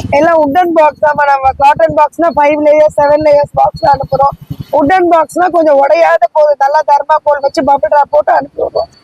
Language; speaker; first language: Tamil; native; Tamil